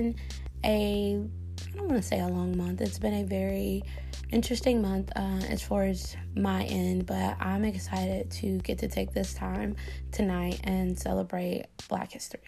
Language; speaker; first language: English; native; English